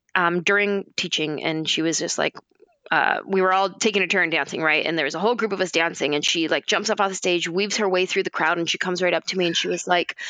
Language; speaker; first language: English; native; English